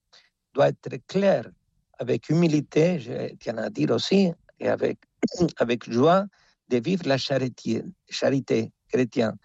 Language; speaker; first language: French; non-native, fluent; Spanish